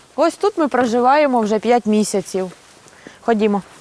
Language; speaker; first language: Ukrainian; non-native, local second language; Russian